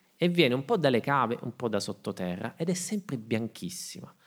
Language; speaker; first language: Italian; native; Italian